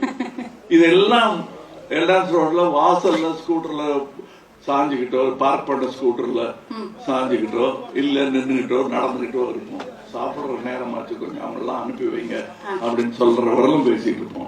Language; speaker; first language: Tamil; native; Tamil